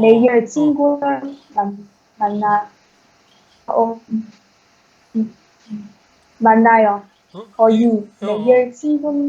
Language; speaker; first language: Korean; non-native, learner; Chinese